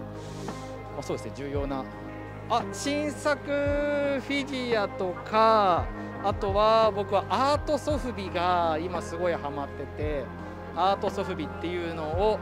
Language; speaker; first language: Japanese; native; Japanese